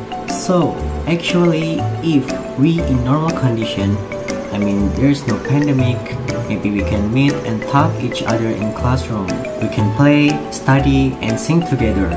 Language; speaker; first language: English; non-native, fluent; Indonesian